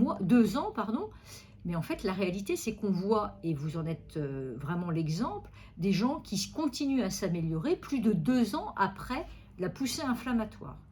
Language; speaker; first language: French; native; French